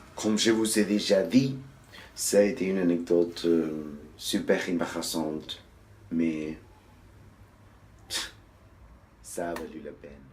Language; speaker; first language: French; non-native, learner; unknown